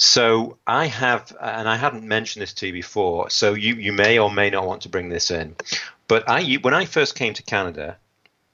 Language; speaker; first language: English; native; English